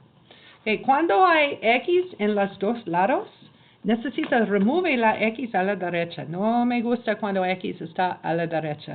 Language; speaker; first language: Spanish; non-native, learner; English